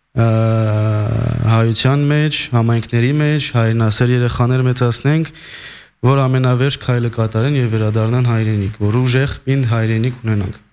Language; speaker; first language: Armenian; early bilingual, heritage; Armenian